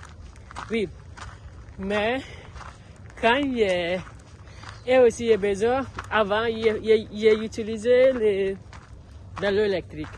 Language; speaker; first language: French; non-native, learner; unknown